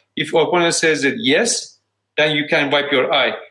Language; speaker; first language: English; non-native, fluent; Turkish